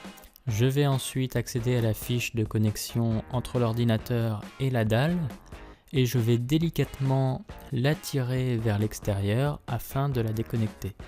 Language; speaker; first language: French; native; French